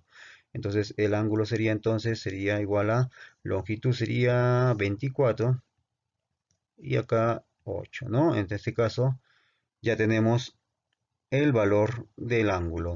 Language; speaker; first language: Spanish; native; Spanish